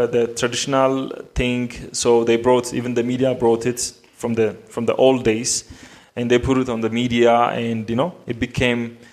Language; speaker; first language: English; non-native, fluent; Amharic